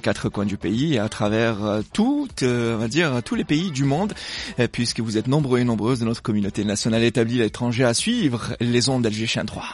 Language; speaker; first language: French; non-native, local second language; Arabic